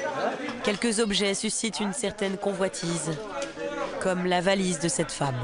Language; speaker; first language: French; native; French